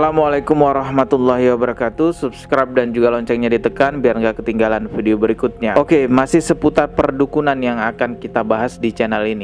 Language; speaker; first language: Indonesian; native; Indonesian